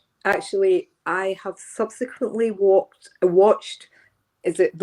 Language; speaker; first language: English; native; English